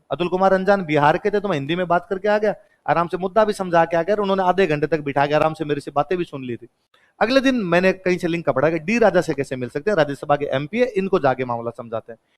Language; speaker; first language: Hindi; non-native, local second language; Marwari